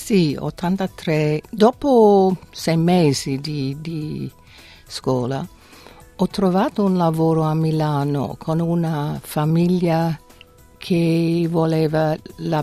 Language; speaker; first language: Italian; non-native, fluent; English